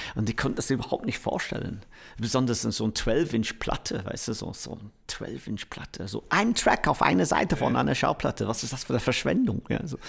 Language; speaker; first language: German; non-native, fluent; English